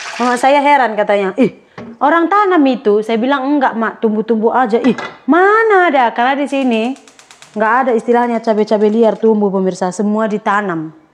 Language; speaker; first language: Indonesian; native; Indonesian